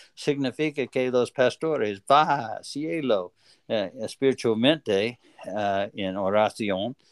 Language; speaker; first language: Spanish; non-native, learner; English